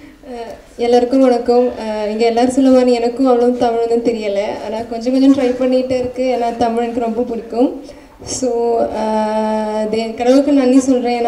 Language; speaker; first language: Tamil; non-native, learner; Malayalam